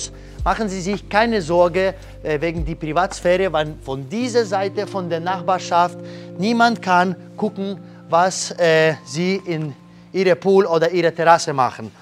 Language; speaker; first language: German; non-native, learner; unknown